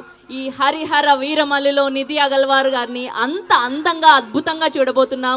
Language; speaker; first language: Telugu; native; Telugu